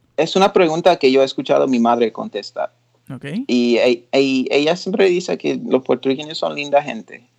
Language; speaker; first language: Spanish; early bilingual, heritage; Spanish